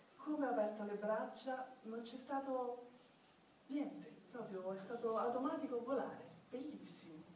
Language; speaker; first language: Italian; native; Italian